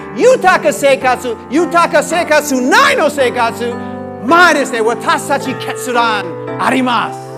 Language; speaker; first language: Japanese; non-native, learner; English